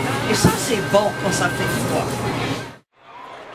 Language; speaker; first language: French; early bilingual, heritage; French